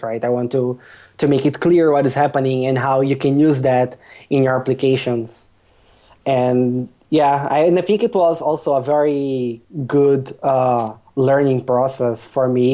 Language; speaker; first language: English; non-native, fluent; Portuguese